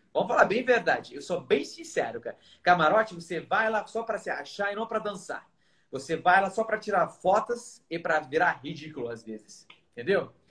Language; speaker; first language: Portuguese; non-native, fluent; Arabic